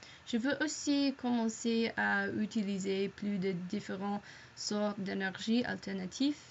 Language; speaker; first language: French; non-native, learner; English